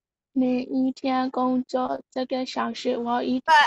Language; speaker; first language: Chinese; non-native, learner; Burmese